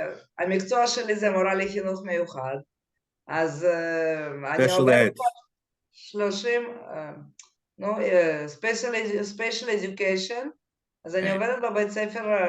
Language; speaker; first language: Hebrew; non-native, fluent; Russian